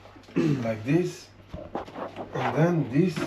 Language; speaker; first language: English; non-native, learner; Macedonian